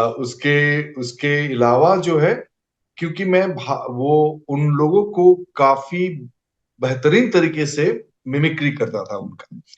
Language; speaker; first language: Hindi; non-native, local second language; Assamese